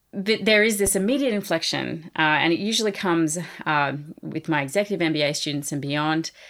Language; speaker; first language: English; native; English